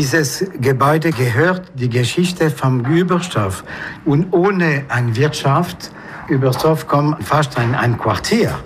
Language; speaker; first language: German; non-native, local second language; French